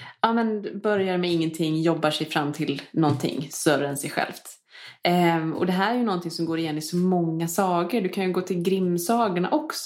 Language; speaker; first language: Swedish; native; Swedish